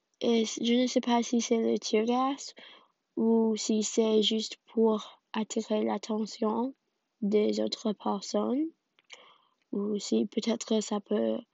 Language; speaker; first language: French; non-native, learner; English